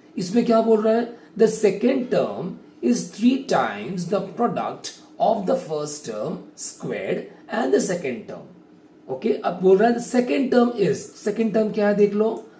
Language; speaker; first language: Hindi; native; Hindi